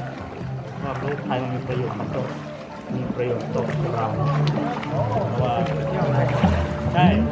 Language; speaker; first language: Thai; non-native, learner; Hmong